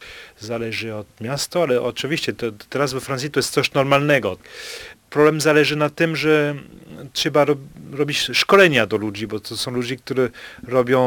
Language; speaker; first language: Polish; non-native, fluent; French